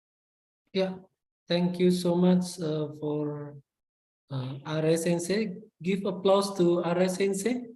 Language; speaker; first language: English; non-native, fluent; Indonesian